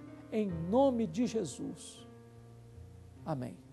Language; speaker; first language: Portuguese; native; Portuguese